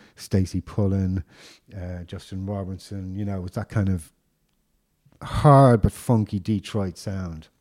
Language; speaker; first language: English; native; English